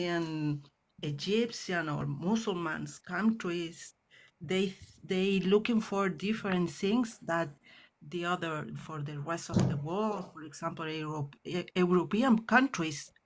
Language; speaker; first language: English; non-native, learner; Spanish